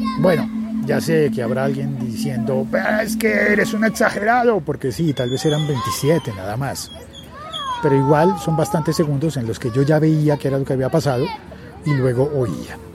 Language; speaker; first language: Spanish; native; Spanish